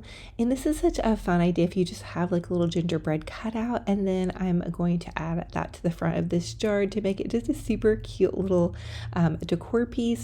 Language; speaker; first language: English; native; English